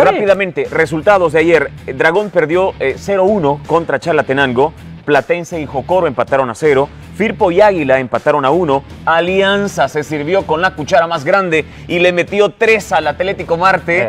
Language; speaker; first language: Spanish; native; Spanish